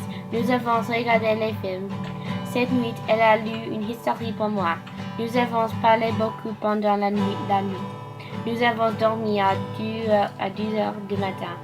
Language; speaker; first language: French; non-native, learner; English